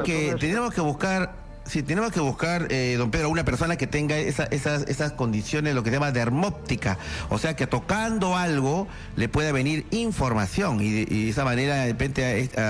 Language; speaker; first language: Spanish; native; Spanish